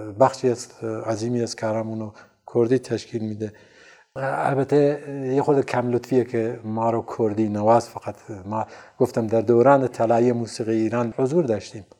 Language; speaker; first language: Persian; non-native, local second language; Central Kurdish